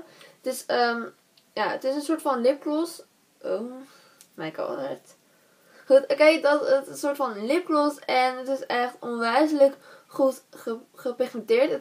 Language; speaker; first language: Dutch; native; Dutch